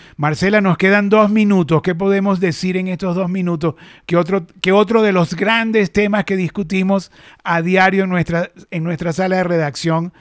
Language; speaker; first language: Spanish; native; Spanish